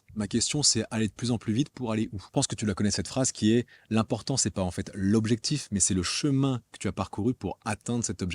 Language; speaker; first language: French; native; French